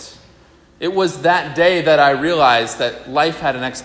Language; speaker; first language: English; native; English